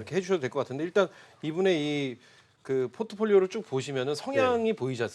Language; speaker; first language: Korean; native; Korean